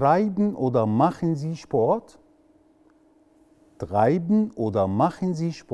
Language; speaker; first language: German; non-native, fluent; Arabic